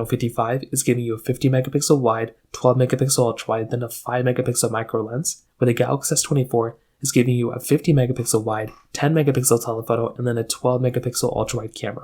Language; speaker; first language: English; native; English